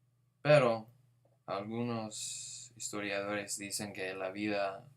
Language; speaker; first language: Spanish; non-native, fluent; English